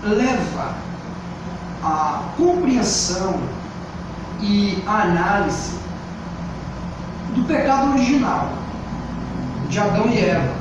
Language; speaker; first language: Portuguese; native; Portuguese